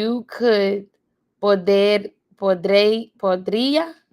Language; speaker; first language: Spanish; non-native, learner; English